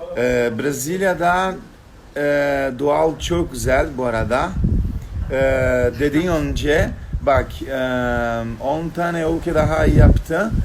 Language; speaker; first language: Turkish; non-native, learner; Portuguese